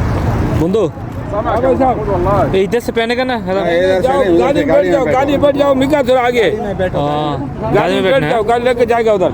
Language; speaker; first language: Hindi; non-native, learner; Bangla